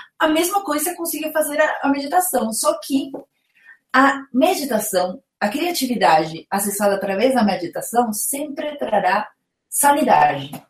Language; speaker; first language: Portuguese; non-native, fluent; Spanish